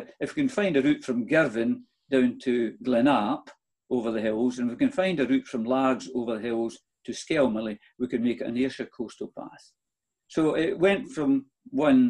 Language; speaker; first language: English; native; English